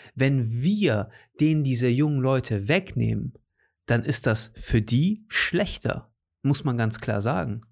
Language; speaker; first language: German; native; German